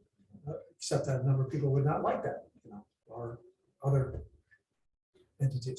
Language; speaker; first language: English; native; English